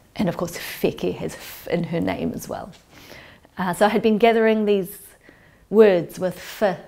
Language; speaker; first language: English; native; English